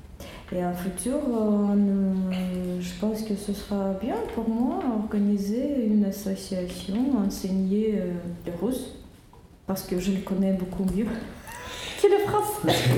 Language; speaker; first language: French; non-native, learner; Russian